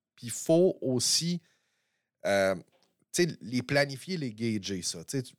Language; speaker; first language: French; native; French